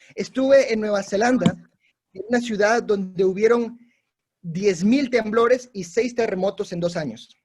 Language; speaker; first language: Spanish; non-native, local second language; English